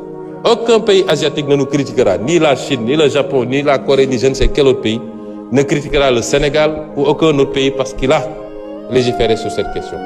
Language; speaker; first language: French; non-native, local second language; Wolof